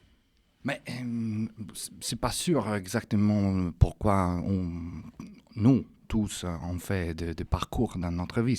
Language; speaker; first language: French; non-native, fluent; Italian